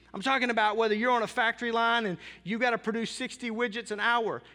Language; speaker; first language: English; native; English